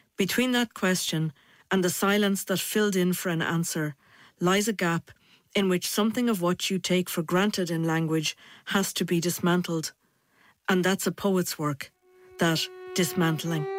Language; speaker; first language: English; native; English